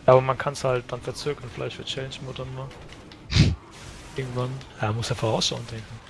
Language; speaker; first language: German; native; German